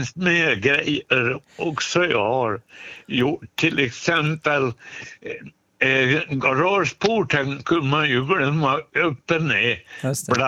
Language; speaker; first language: Swedish; native; Swedish